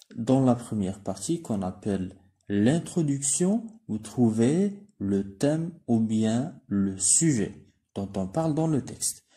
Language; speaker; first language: French; non-native, local second language; Arabic